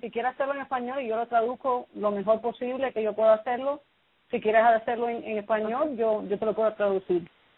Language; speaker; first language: Spanish; early bilingual, other home language; English